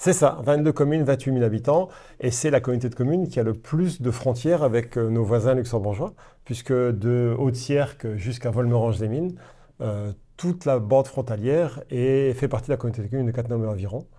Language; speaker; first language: French; native; French